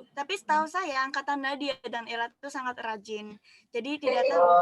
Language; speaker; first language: Indonesian; non-native, fluent; Japanese